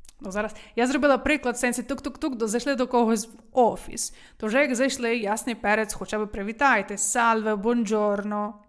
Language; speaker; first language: Ukrainian; native; Ukrainian